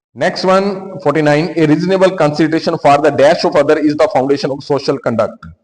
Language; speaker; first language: English; non-native, local second language; Punjabi